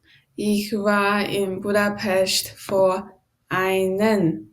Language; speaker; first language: German; non-native, learner; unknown